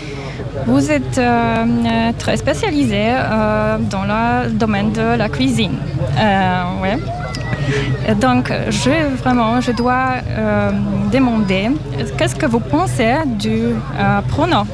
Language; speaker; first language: French; non-native, fluent; Polish